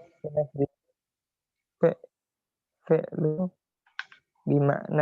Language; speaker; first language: Arabic; non-native, learner; Indonesian